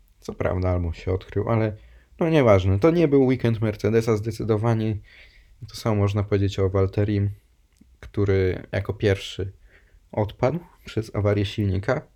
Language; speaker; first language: Polish; native; Polish